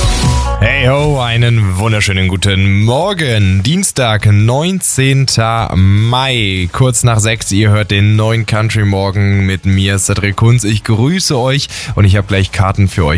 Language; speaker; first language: German; native; German